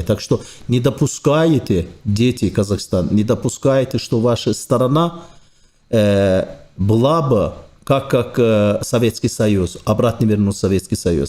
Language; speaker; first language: Russian; non-native, fluent; Turkish